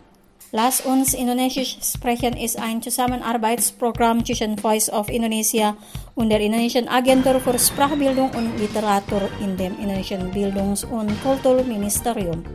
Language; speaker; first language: German; non-native, fluent; Indonesian